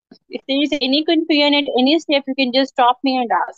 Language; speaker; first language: English; non-native, local second language; Urdu